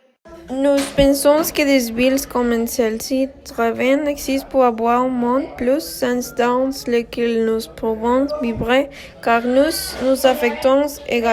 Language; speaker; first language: French; non-native, learner; Spanish